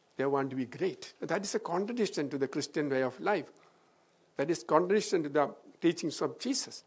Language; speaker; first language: English; non-native, local second language; Malayalam